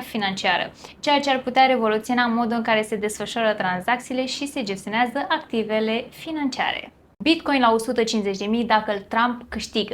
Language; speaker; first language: Romanian; native; Romanian